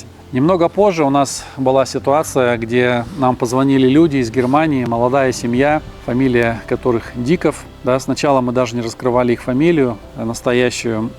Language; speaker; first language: Russian; native; Russian